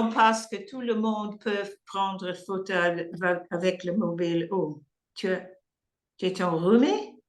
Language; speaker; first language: French; non-native, learner; English